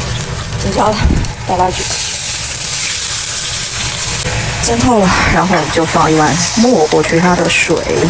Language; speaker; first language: Chinese; native; Chinese